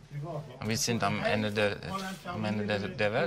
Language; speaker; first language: German; non-native, learner; Dutch